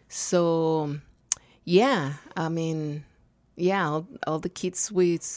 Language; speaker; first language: English; non-native, fluent; Spanish